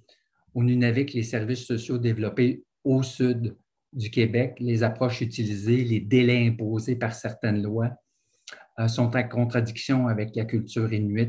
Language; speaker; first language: French; native; French